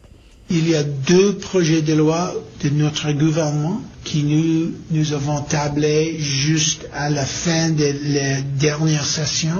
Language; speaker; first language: French; non-native, learner; English